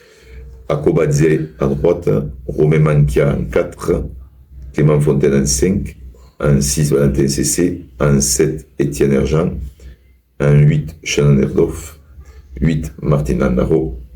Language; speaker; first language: French; native; French